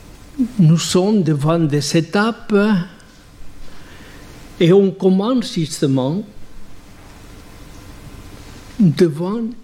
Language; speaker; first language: French; non-native, fluent; Spanish